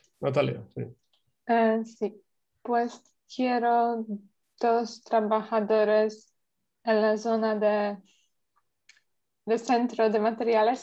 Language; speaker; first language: Spanish; non-native, learner; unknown